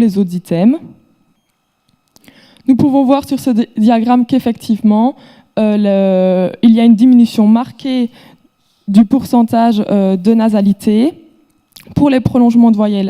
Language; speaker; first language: French; native; French